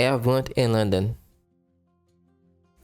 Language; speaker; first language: German; non-native, learner; Portuguese